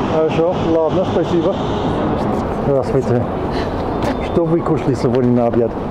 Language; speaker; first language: Russian; non-native, learner; English